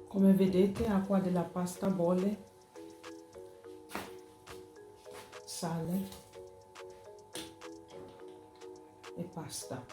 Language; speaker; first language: Italian; non-native, learner; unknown